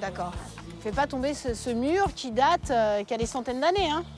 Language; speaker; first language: French; native; French